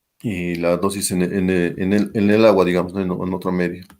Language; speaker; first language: Spanish; native; Spanish